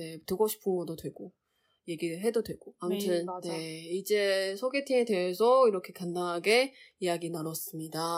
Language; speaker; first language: Korean; non-native, learner; Chinese